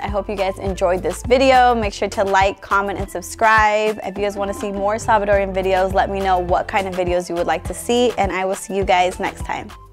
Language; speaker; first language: English; early bilingual, other home language; Spanish